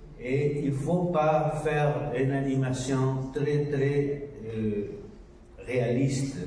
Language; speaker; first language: French; non-native, learner; Spanish